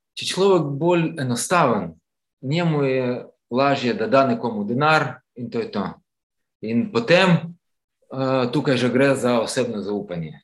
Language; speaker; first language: Slovenian; non-native, fluent; Ukrainian